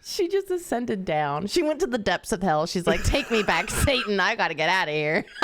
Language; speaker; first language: English; native; English